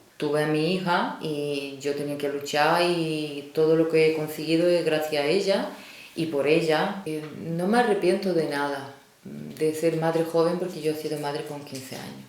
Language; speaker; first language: Spanish; non-native, fluent; Russian